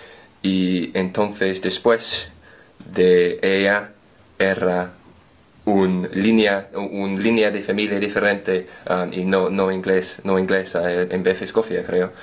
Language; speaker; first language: Spanish; non-native, learner; English